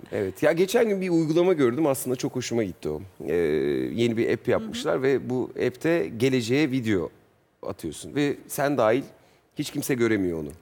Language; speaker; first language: Turkish; native; Turkish